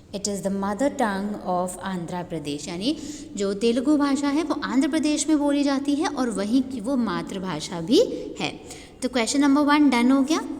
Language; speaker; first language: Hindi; native; Hindi